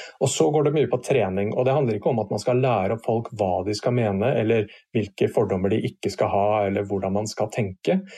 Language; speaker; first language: Norwegian; native; Norwegian